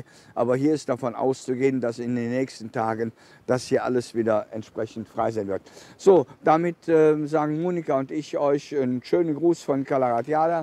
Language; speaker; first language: German; native; German